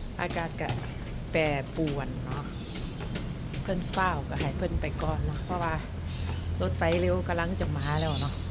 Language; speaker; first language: Thai; non-native, local second language; Northeastern Thai